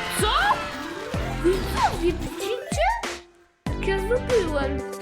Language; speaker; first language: Polish; early bilingual, other home language; Ukrainian